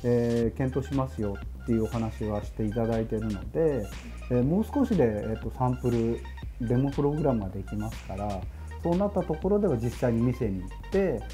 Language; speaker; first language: Japanese; native; Japanese